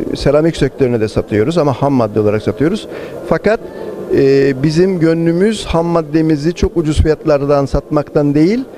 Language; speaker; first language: Turkish; native; Turkish